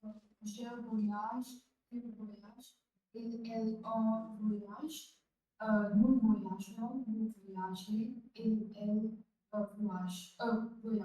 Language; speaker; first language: French; non-native, learner; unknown